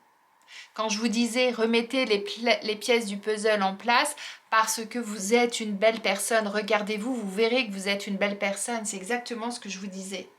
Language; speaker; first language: French; native; French